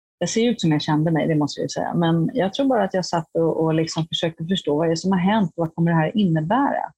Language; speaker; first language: Swedish; native; Swedish